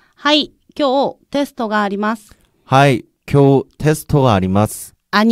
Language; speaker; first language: Japanese; non-native, learner; Korean